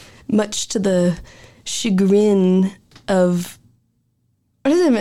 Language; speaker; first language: English; early bilingual, other home language; French